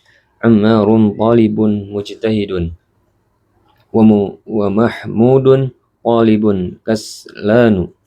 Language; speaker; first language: Arabic; non-native, learner; Indonesian